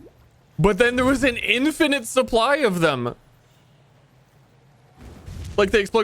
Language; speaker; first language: English; native; English